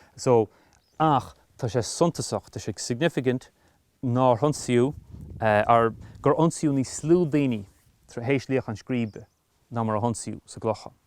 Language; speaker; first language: Irish; native; Irish